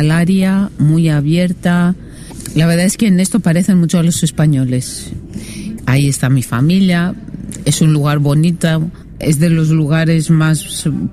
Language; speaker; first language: Spanish; non-native, fluent; Greek